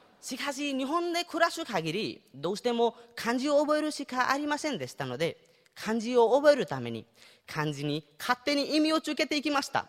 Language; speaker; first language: Japanese; non-native, fluent; Nepali